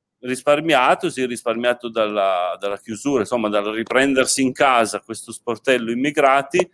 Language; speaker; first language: Italian; native; Italian